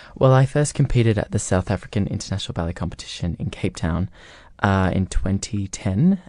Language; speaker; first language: English; native; English